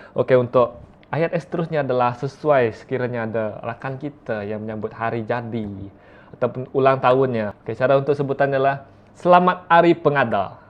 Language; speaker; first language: Malay; non-native, local second language; Iban